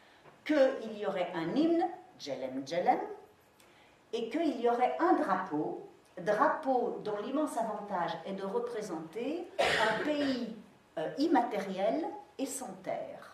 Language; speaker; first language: French; native; French